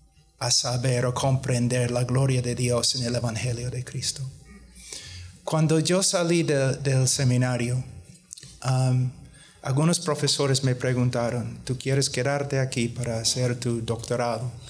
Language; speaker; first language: Spanish; non-native, fluent; English